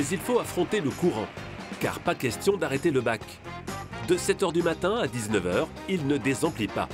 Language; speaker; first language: French; native; French